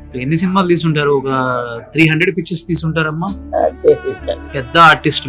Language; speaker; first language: Telugu; native; Telugu